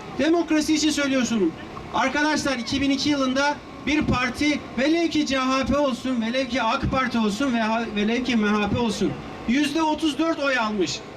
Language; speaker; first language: Turkish; native; Turkish